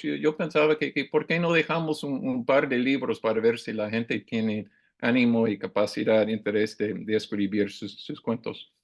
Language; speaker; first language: Spanish; non-native, learner; English